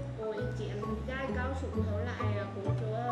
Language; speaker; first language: Chinese; non-native, learner; Vietnamese